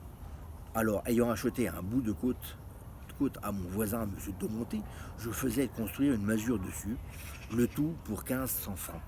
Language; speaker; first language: French; native; French